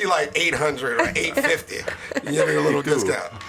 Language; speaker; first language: English; native; English